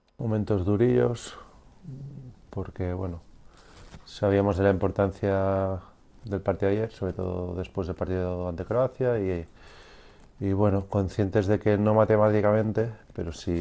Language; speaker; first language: Spanish; native; Spanish